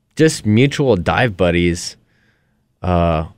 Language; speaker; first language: English; native; English